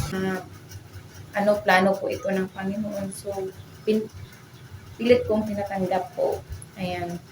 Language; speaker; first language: Filipino; non-native, local second language; Cebuano